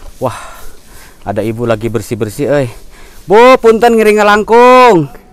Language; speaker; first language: Indonesian; non-native, local second language; Sundanese